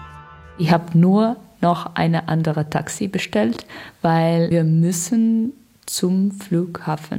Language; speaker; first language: German; non-native, learner; Russian